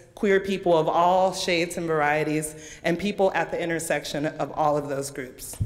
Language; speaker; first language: English; native; English